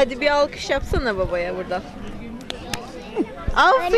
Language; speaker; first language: Turkish; native; Turkish